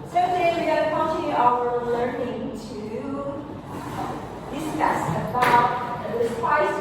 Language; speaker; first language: English; non-native, learner; Indonesian